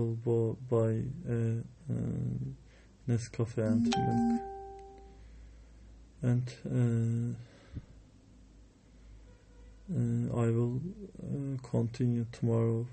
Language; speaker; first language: English; non-native, learner; Turkish